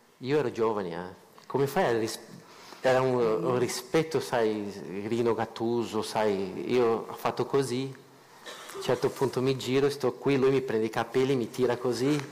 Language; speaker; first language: Italian; non-native, fluent; Portuguese